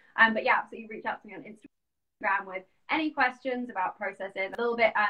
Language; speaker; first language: English; native; English